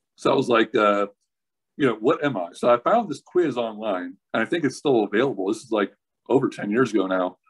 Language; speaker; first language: English; native; English